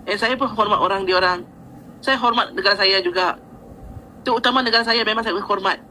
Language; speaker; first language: Malay; native; Malay